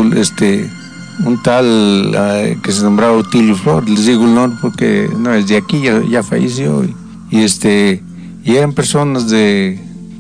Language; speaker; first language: Spanish; native; Spanish